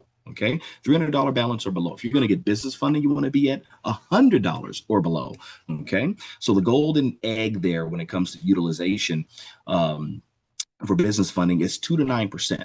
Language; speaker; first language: English; native; English